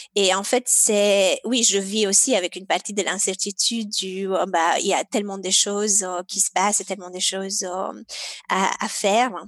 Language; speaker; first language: French; non-native, fluent; Romanian